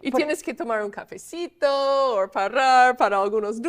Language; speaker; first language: Spanish; non-native, fluent; English